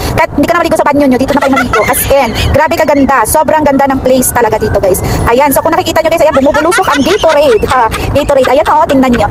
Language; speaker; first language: Filipino; non-native, local second language; Cebuano